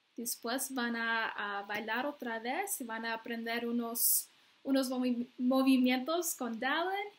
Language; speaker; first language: Spanish; non-native, fluent; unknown